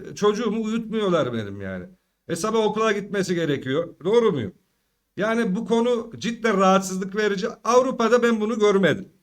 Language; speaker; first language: Turkish; early bilingual, heritage; Turkish